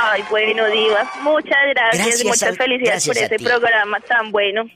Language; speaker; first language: Spanish; native; Spanish